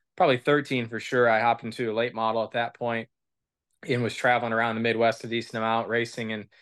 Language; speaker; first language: English; native; English